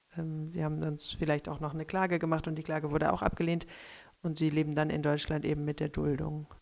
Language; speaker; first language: German; native; German